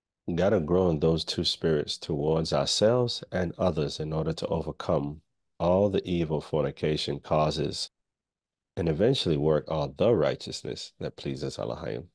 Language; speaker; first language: English; native; English